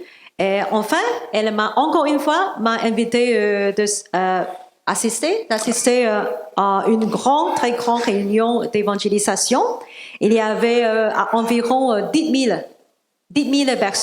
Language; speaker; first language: French; non-native, learner; Cantonese